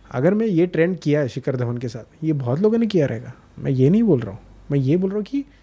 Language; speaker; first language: Hindi; non-native, local second language; Marathi